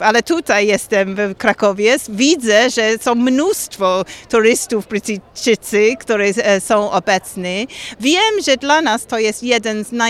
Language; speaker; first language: Polish; non-native, learner; English